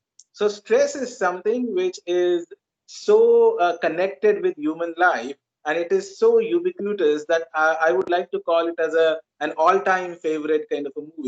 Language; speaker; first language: English; non-native, local second language; Marathi